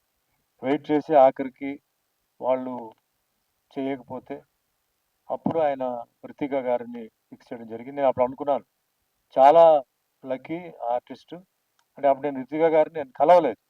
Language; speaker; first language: Telugu; native; Telugu